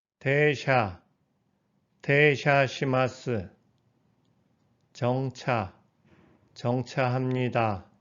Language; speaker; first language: Korean; native; Korean